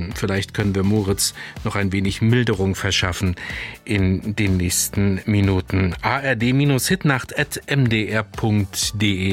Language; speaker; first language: German; native; German